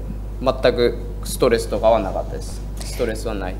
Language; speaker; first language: Japanese; native; Japanese